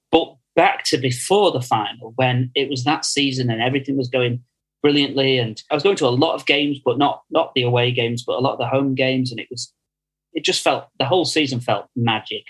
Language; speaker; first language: English; native; English